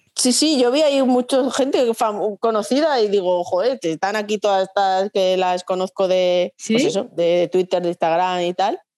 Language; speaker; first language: Spanish; native; Spanish